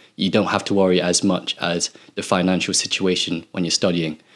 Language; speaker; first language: English; native; English